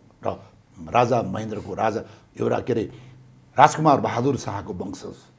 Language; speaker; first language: Nepali; native; Nepali